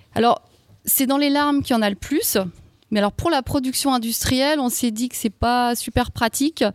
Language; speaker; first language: French; native; French